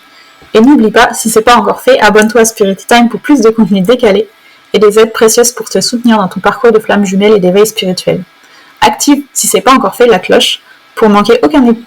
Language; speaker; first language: French; native; French